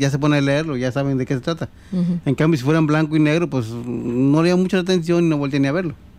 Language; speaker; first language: Spanish; native; Spanish